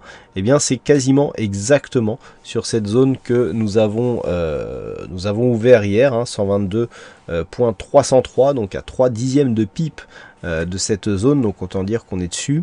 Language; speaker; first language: French; native; French